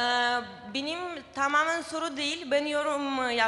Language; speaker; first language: Turkish; non-native, fluent; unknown